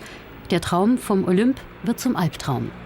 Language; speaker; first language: German; native; German